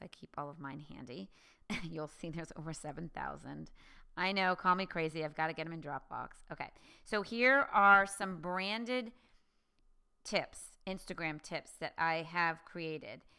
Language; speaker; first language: English; native; English